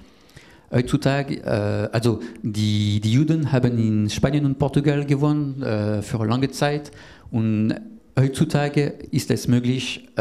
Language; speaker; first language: German; non-native, learner; French